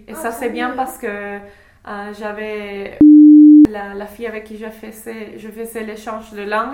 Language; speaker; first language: French; non-native, fluent; English